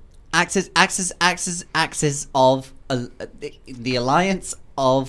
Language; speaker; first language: English; native; English